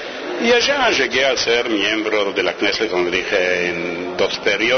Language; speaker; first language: Spanish; non-native, fluent; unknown